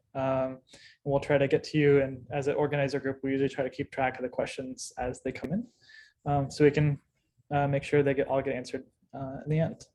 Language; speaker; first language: English; native; English